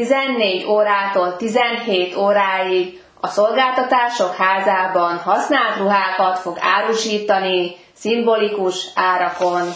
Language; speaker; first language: Hungarian; native; Hungarian